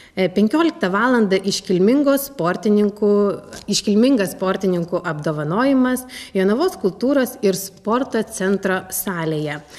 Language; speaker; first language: Lithuanian; native; Lithuanian